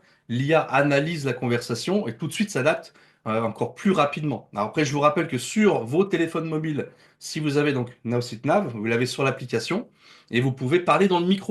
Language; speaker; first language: French; native; French